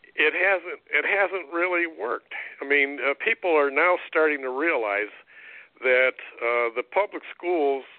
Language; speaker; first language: English; native; English